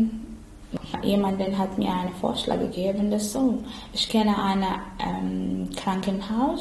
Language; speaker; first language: German; non-native, learner; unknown